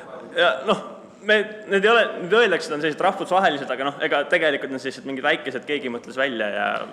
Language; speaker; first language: Estonian; native; Estonian